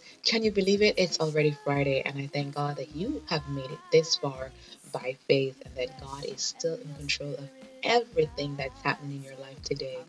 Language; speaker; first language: English; native; English